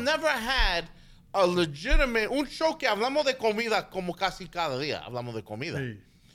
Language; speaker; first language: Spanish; early bilingual, other home language; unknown